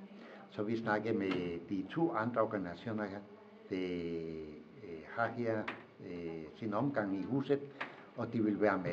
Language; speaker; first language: Danish; non-native, fluent; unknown